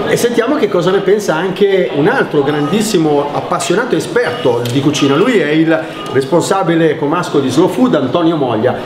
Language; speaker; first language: Italian; native; Italian